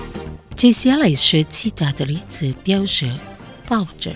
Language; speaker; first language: Chinese; non-native, learner; Indonesian